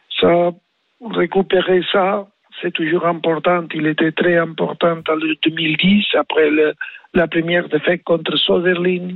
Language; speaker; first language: French; non-native, learner; Spanish